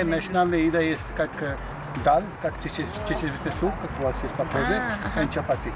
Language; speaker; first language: Russian; non-native, learner; Hindi